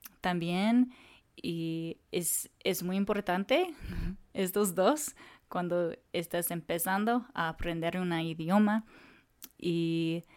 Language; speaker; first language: Spanish; non-native, learner; English